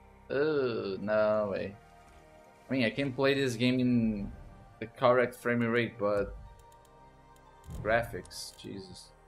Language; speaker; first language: English; non-native, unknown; Portuguese